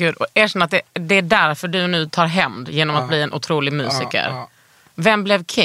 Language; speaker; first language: Swedish; native; Swedish